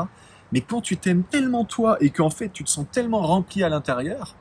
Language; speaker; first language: French; native; French